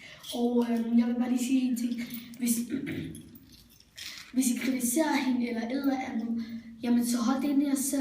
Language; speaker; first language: Danish; native; Danish